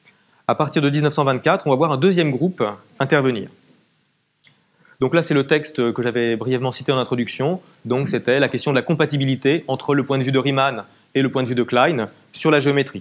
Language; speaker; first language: French; native; French